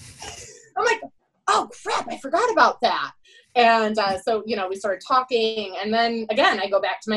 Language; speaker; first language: English; native; English